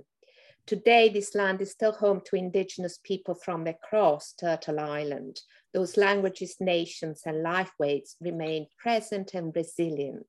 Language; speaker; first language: English; non-native, fluent; Italian